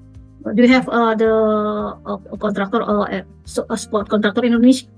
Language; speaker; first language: English; non-native, fluent; Indonesian